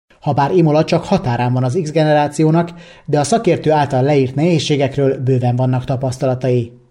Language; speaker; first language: Hungarian; native; Hungarian